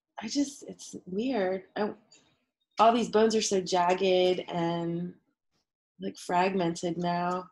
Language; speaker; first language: English; native; English